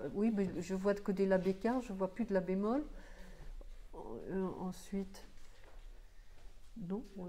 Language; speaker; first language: French; native; French